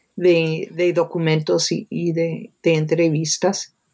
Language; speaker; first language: Spanish; non-native, fluent; English